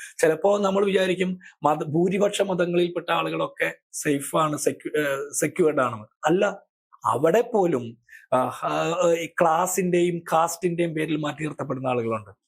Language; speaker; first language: Malayalam; native; Malayalam